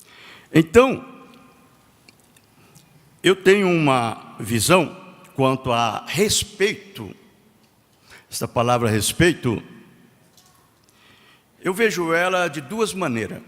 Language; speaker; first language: Portuguese; native; Portuguese